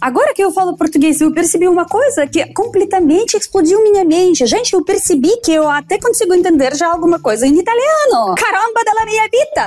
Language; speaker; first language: Portuguese; non-native, fluent; Russian